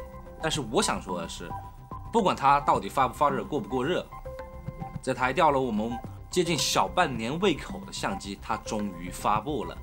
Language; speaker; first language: Chinese; native; Chinese